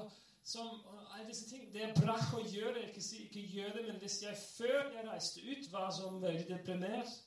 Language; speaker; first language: Norwegian; non-native, fluent; English